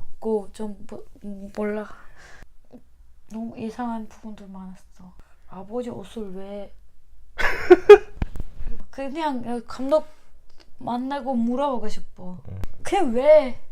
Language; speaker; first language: Korean; non-native, learner; Turkish